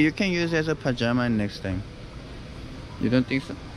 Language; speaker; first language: English; non-native, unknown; Korean